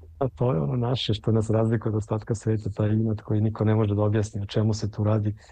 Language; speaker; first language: Serbian; early bilingual, heritage; Serbian